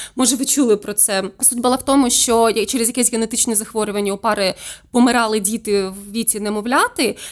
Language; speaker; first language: Ukrainian; native; Ukrainian